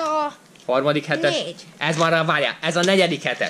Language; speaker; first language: Hungarian; native; Hungarian